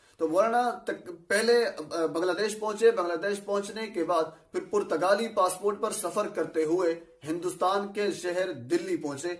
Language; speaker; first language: Urdu; non-native, local second language; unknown